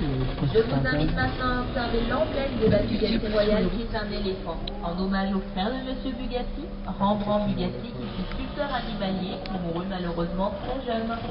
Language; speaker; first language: French; native; French